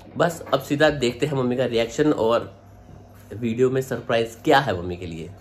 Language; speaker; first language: Hindi; native; Hindi